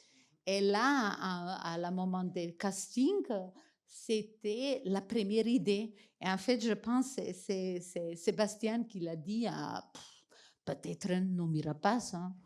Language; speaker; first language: French; non-native, fluent; Macedonian